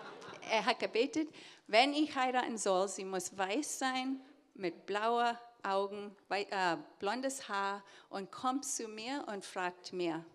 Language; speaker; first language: German; early bilingual, heritage; English